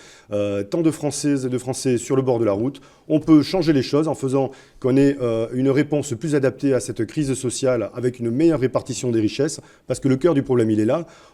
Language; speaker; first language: French; native; French